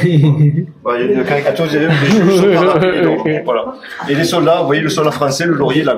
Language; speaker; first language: French; native; French